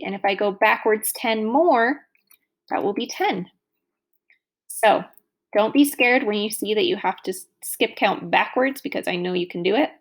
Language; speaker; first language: English; native; English